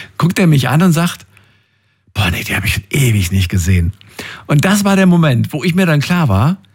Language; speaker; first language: German; native; German